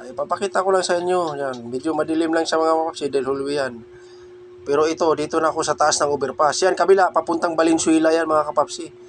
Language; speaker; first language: Filipino; non-native, local second language; Cebuano